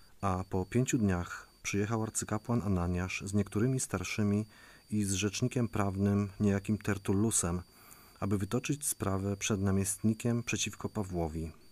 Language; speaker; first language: Polish; native; Polish